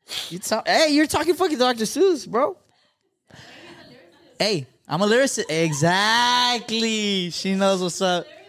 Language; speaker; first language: English; early bilingual, other home language; Spanish